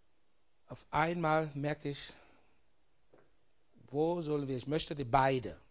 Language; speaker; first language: German; non-native, learner; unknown